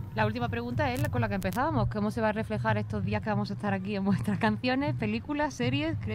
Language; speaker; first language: Spanish; native; Spanish